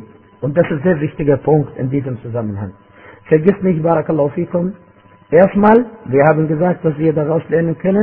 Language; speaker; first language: German; non-native, fluent; Arabic